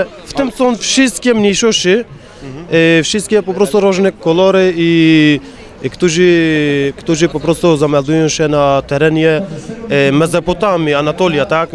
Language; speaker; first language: Polish; non-native, fluent; Kurdish